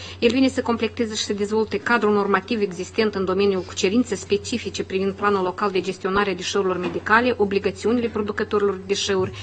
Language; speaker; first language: Romanian; native; Romanian